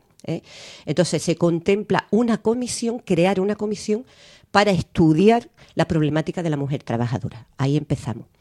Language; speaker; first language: Spanish; native; Spanish